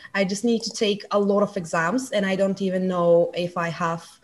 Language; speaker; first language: English; non-native, fluent; Bulgarian